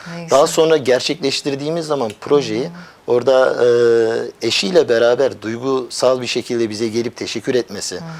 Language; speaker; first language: Turkish; early bilingual, heritage; Turkish